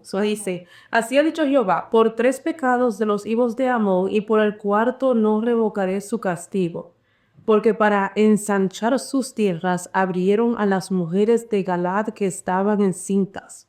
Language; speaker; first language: Spanish; early bilingual, heritage; Spanish